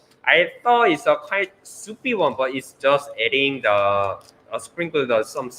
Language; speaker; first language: English; non-native, learner; Korean